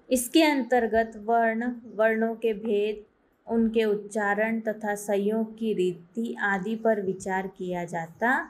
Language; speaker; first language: Hindi; native; Hindi